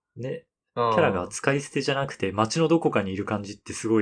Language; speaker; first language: Japanese; native; Japanese